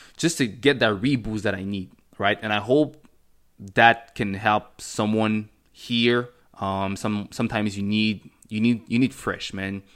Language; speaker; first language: English; non-native, fluent; French